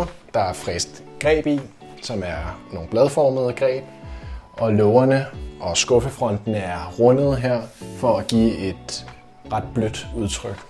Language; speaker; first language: Danish; native; Danish